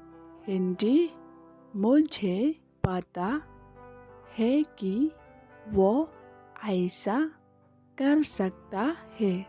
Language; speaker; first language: Hindi; non-native, local second language; Khasi